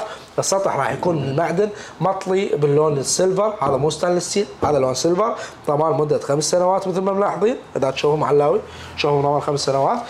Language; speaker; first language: Arabic; native; Arabic